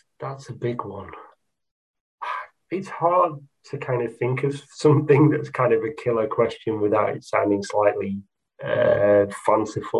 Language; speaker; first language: English; native; English